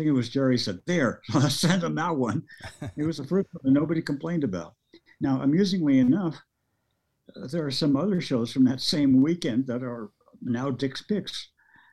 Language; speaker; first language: English; early bilingual, other home language; Norwegian